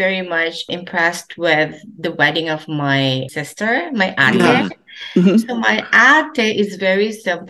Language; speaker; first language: English; non-native, local second language; Filipino